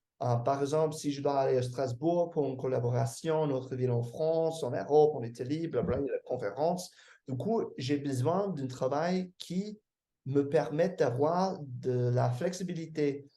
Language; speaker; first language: French; non-native, fluent; English